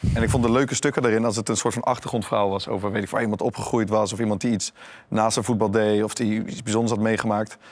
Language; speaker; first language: Dutch; native; Dutch